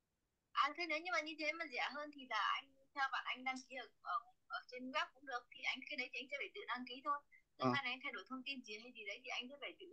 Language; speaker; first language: Vietnamese; native; Vietnamese